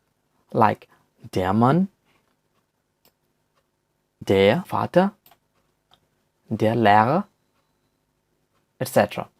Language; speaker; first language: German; non-native, fluent; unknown